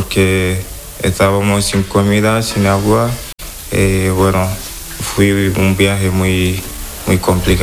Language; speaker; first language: Spanish; non-native, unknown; Wolof